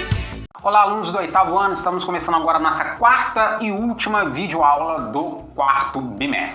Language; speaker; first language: Portuguese; native; Portuguese